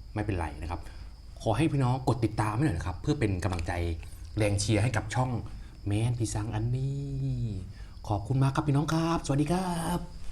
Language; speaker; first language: Thai; non-native, local second language; Northeastern Thai